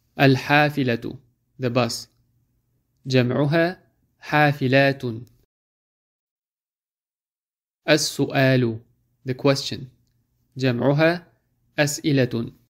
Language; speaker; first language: Arabic; non-native, fluent; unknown